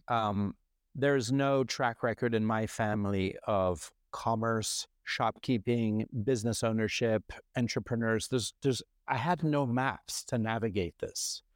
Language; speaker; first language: English; non-native, fluent; French